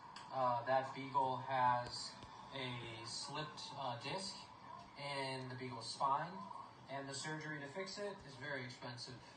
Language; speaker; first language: English; native; English